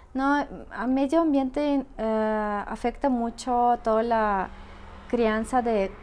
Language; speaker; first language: Spanish; non-native, fluent; Russian